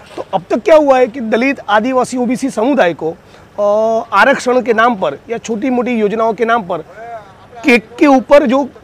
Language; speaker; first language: Hindi; non-native, local second language; Gujarati